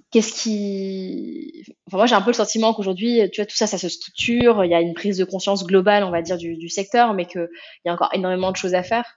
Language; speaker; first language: French; native; French